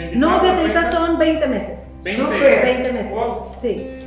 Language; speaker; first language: Spanish; early bilingual, heritage; Spanish